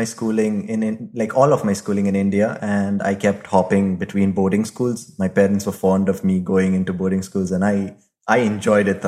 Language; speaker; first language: English; non-native, local second language; Hindi